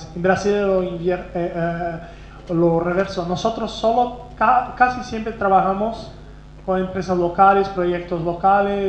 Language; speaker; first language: Spanish; non-native, fluent; Portuguese